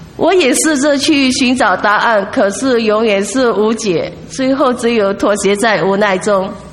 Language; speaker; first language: Chinese; non-native, local second language; English